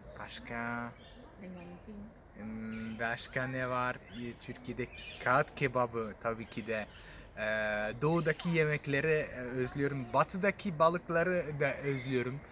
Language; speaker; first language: Turkish; non-native, fluent; French